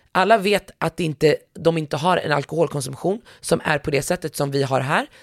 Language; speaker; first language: Swedish; early bilingual, other home language; Arabic